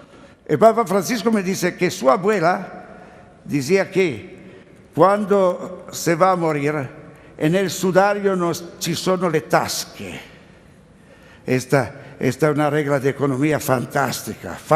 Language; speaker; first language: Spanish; non-native, learner; Italian